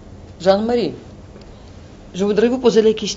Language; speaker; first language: French; non-native, fluent; Russian